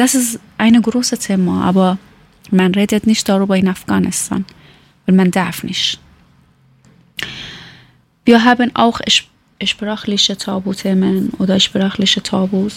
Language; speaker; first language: German; non-native, learner; Persian